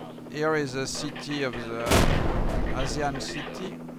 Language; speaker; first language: English; non-native, learner; French